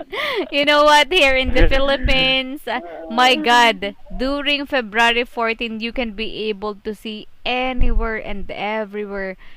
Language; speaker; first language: English; non-native, fluent; Filipino